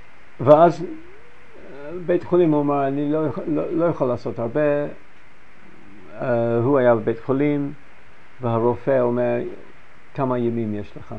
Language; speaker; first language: Hebrew; non-native, fluent; English